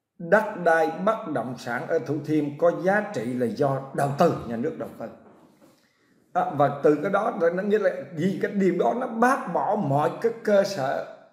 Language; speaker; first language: Vietnamese; native; Vietnamese